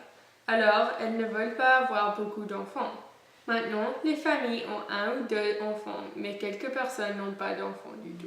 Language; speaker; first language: French; non-native, learner; English